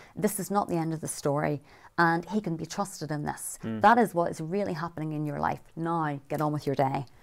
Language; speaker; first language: English; native; English